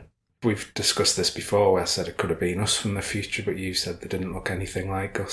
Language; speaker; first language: English; native; English